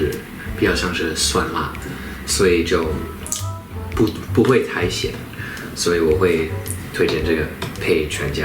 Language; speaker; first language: Chinese; non-native, fluent; English